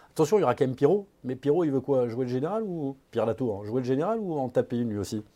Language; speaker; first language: French; native; French